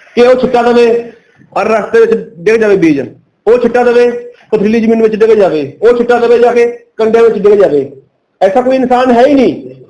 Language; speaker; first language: Hindi; non-native, local second language; Punjabi